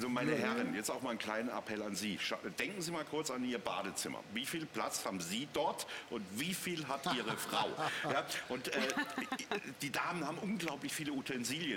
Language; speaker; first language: German; native; German